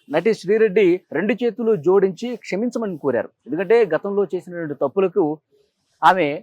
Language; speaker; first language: Telugu; native; Telugu